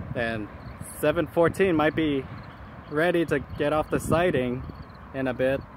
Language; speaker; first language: English; native; English